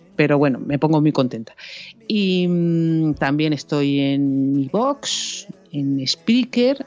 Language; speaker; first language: Spanish; native; Spanish